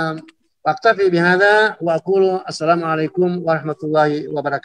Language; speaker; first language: Arabic; non-native, fluent; Indonesian